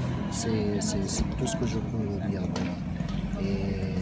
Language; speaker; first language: French; non-native, local second language; Arabic